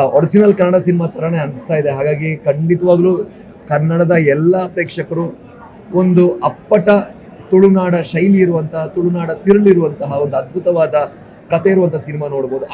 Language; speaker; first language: Kannada; non-native, local second language; Tulu